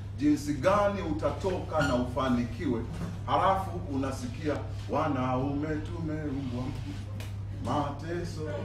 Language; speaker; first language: Swahili; non-native, local second language; Sukuma